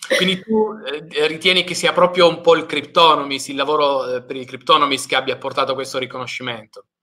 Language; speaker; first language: Italian; native; Italian